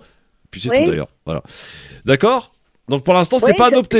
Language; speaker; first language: French; native; French